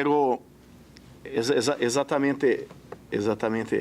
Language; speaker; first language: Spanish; non-native, fluent; Portuguese